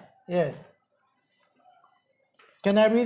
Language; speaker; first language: English; non-native, learner; Japanese